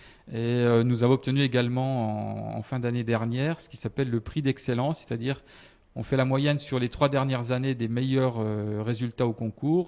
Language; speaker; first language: French; native; French